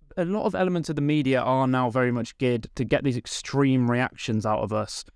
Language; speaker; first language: English; native; English